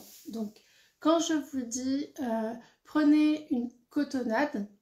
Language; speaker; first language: French; native; French